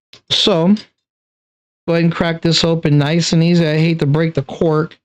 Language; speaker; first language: English; native; English